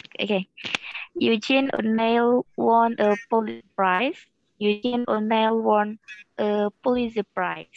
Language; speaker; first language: English; non-native, learner; Indonesian